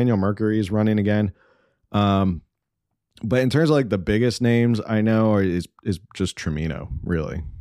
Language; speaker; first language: English; native; English